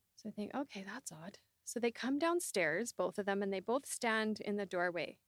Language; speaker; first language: English; native; English